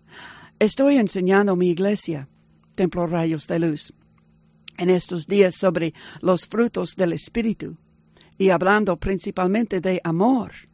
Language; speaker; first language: Spanish; early bilingual, heritage; Spanish